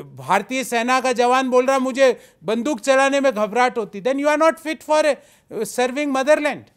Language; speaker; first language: Hindi; native; Hindi